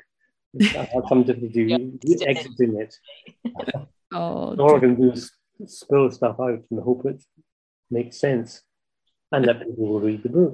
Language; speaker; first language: English; native; English